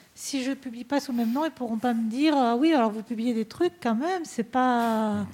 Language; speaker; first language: French; native; French